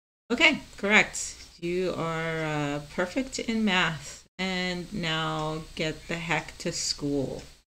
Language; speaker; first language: English; non-native, fluent; Spanish